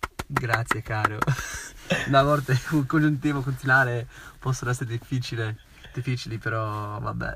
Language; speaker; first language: Italian; non-native, fluent; English